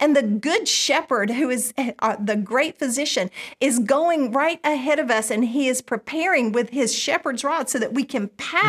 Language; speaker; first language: English; native; English